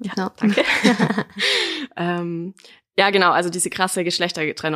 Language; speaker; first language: German; native; German